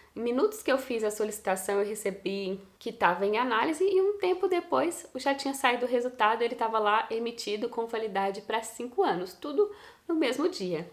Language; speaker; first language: Portuguese; native; Portuguese